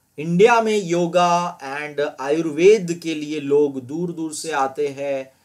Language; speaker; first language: Hindi; non-native, local second language; Gujarati